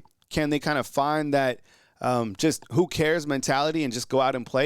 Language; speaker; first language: English; native; English